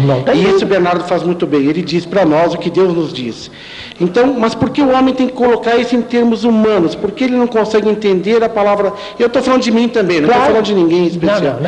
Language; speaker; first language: Portuguese; native; Portuguese